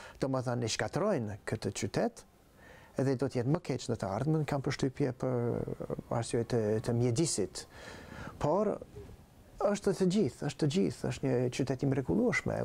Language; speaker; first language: Albanian; non-native, fluent; English